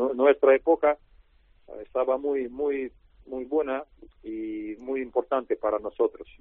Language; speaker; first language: Spanish; non-native, learner; Russian